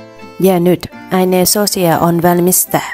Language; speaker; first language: Finnish; non-native, learner; Vietnamese